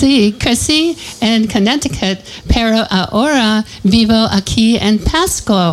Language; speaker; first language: Spanish; non-native, learner; English